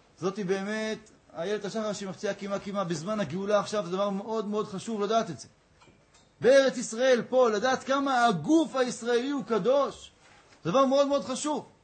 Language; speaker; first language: Hebrew; native; Hebrew